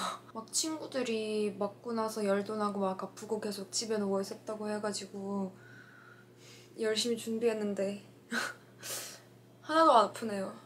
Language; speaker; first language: Korean; non-native, fluent; Russian